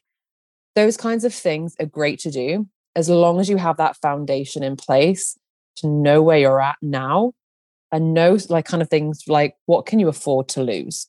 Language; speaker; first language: English; native; English